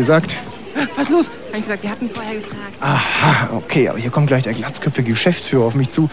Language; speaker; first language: German; native; German